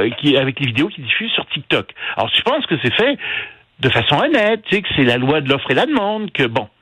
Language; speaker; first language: French; native; French